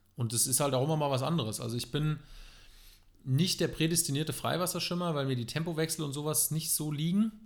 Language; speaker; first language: German; native; German